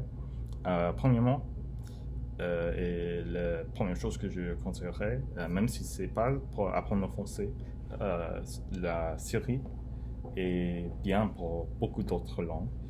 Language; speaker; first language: French; non-native, learner; English